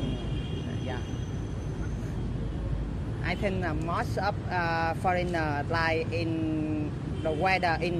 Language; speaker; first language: English; non-native, learner; Vietnamese